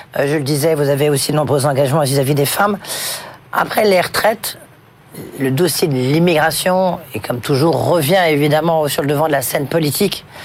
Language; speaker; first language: French; native; French